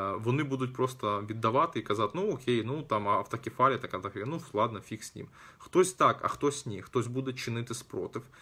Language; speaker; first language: Ukrainian; non-native, local second language; Russian